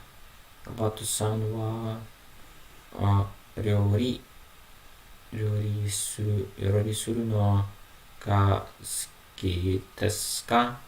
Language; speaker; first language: Japanese; non-native, learner; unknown